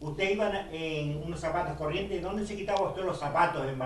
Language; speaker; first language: Spanish; native; Spanish